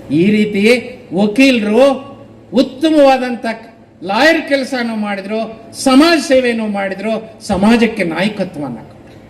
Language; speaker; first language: Kannada; non-native, local second language; Telugu